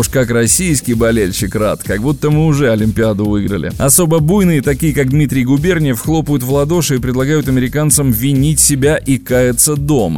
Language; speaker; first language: Russian; native; Russian